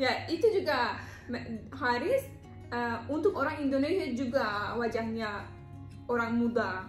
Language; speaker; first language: Indonesian; non-native, learner; Turkish